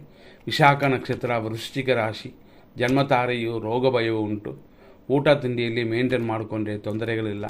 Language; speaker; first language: Kannada; native; Kannada